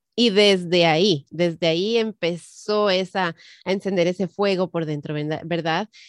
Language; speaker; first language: Spanish; native; Spanish